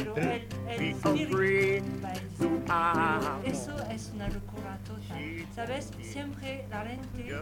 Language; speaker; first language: Spanish; non-native, learner; French